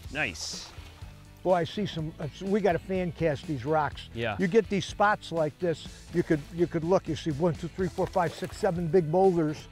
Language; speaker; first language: English; native; English